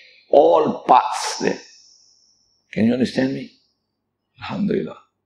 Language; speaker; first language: English; non-native, local second language; Malay